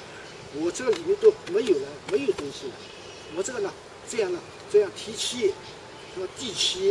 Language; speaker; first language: Chinese; native; Chinese